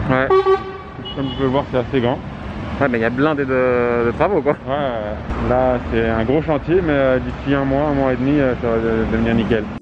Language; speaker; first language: French; native; French